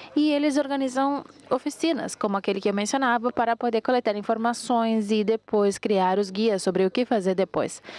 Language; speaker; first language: Portuguese; non-native, fluent; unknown